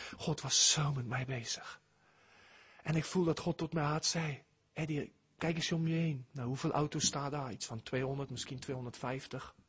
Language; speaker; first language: Dutch; early bilingual, heritage; Dutch